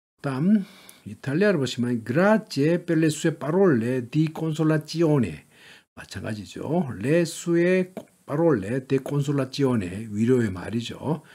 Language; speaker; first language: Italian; non-native, learner; Korean